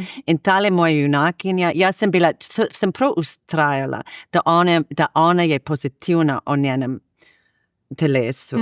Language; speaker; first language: Slovenian; non-native, fluent; English